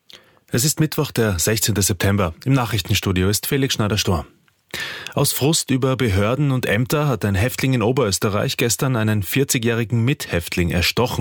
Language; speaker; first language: German; native; German